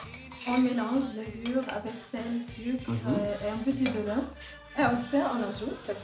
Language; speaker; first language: French; non-native, learner; Arabic